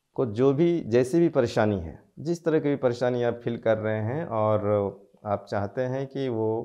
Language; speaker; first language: Hindi; native; Hindi